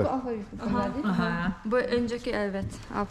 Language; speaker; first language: Turkish; non-native, learner; Yakut